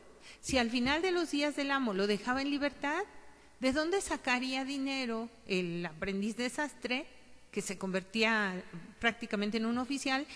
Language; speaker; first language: Spanish; native; Spanish